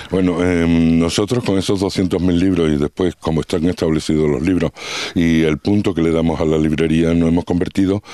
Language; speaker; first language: Spanish; native; Spanish